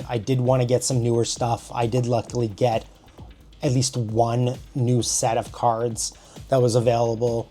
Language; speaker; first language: English; native; English